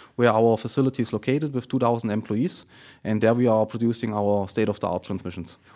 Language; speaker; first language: English; non-native, fluent; German